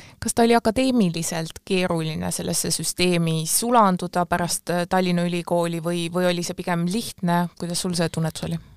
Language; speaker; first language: Estonian; native; Estonian